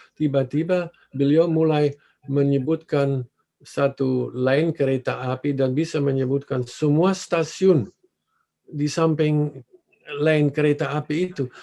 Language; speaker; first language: Indonesian; non-native, fluent; Dutch